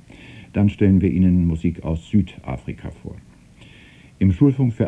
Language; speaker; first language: German; native; German